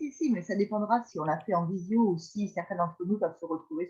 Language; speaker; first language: French; native; French